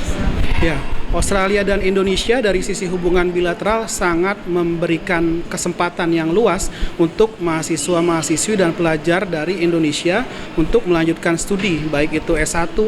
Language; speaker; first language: Indonesian; native; Indonesian